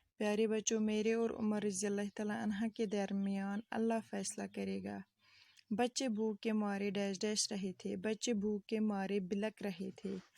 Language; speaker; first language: Urdu; non-native, local second language; Kashmiri